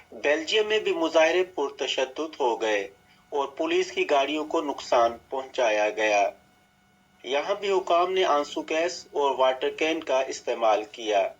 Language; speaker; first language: Urdu; native; Urdu